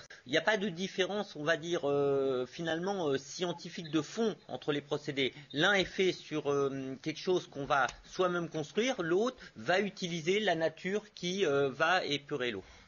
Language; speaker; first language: French; native; French